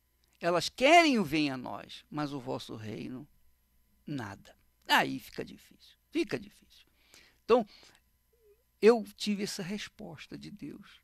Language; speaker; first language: Portuguese; native; Portuguese